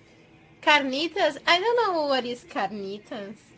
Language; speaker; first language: English; non-native, fluent; Portuguese